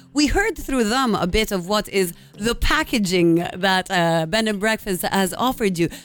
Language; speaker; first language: English; non-native, fluent; Italian